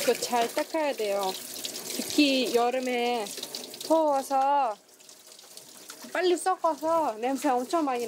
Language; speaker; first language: Korean; non-native, learner; Russian